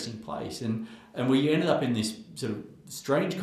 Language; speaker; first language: English; native; English